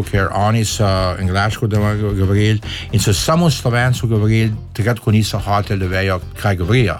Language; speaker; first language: Slovenian; early bilingual, heritage; Slovenian